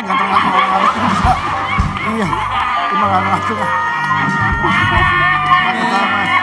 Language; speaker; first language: Indonesian; native; Indonesian